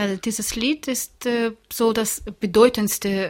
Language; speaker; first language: German; non-native, learner; Russian